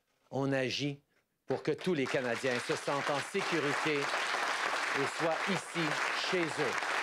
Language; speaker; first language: French; native; French